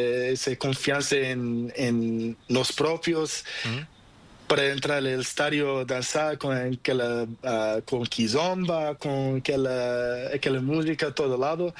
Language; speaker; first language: Spanish; non-native, learner; Portuguese